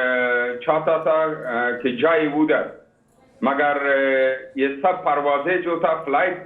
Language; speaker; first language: Hindi; non-native, learner; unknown